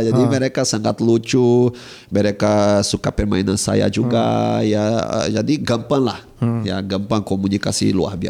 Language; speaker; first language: Indonesian; non-native, fluent; Portuguese